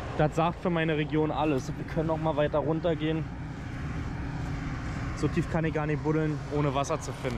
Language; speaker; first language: German; native; German